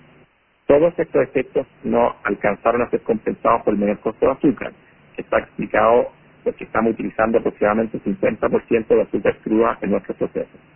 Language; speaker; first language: Spanish; native; Spanish